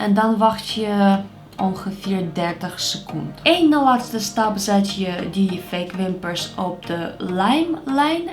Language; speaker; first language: Dutch; non-native, fluent; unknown